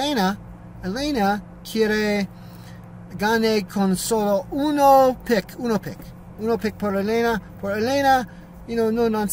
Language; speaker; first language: Spanish; non-native, learner; English